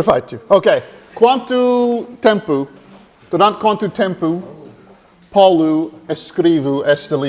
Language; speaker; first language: Portuguese; non-native, learner; English